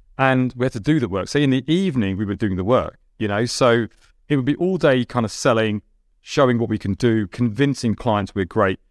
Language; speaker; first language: English; early bilingual, other home language; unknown